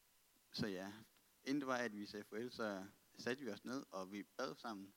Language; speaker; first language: Danish; native; Danish